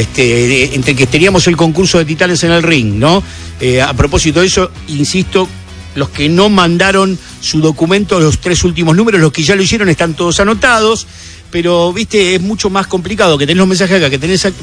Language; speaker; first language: Spanish; native; Spanish